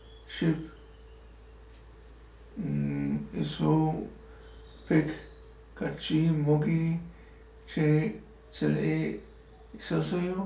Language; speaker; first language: Korean; non-native, learner; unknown